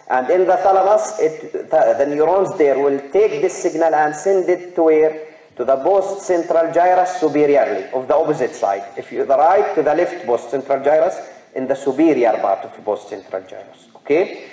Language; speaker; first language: English; non-native, fluent; Arabic